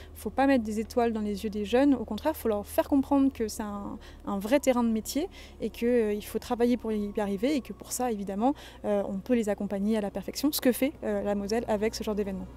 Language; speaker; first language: French; native; French